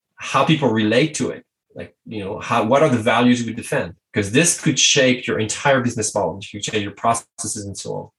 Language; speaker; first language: English; non-native, fluent; French